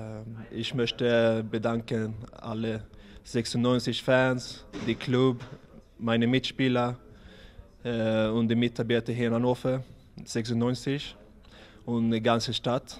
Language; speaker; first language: German; non-native, learner; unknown